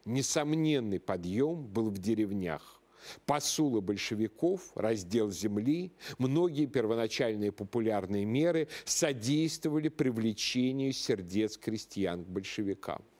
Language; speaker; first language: Russian; native; Russian